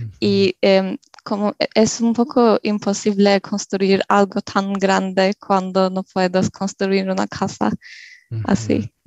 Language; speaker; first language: Spanish; non-native, learner; Turkish